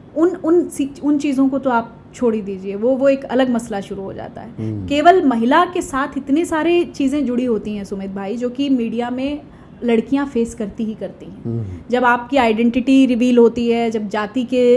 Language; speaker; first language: Hindi; native; Hindi